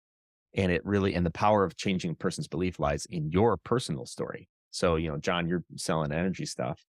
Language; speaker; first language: English; native; English